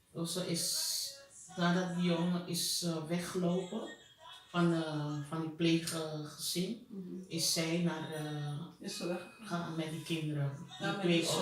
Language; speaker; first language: Dutch; non-native, fluent; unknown